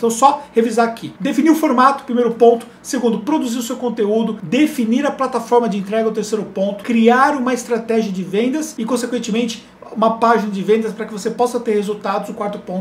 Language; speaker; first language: Portuguese; native; Portuguese